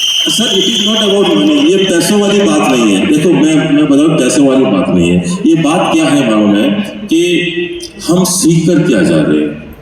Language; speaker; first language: Hindi; native; Hindi